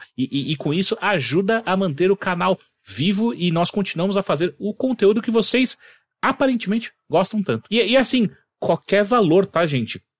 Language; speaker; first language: Portuguese; native; Portuguese